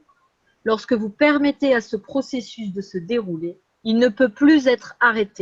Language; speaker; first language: French; native; French